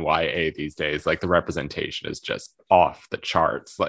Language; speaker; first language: English; native; English